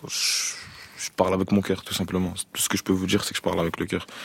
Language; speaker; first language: French; native; French